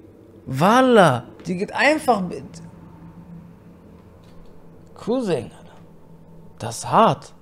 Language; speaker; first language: German; native; German